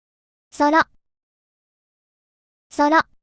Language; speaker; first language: Japanese; native; Japanese